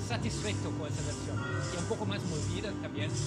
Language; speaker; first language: Spanish; non-native, learner; Portuguese